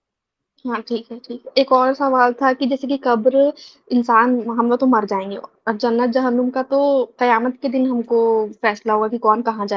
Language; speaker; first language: Hindi; native; Hindi